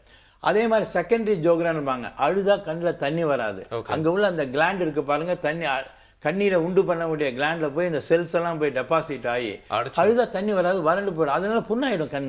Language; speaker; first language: Tamil; native; Tamil